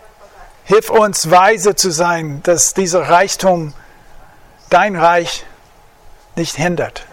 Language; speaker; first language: German; non-native, fluent; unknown